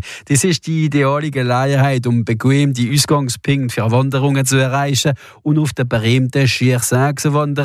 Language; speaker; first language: German; non-native, local second language; French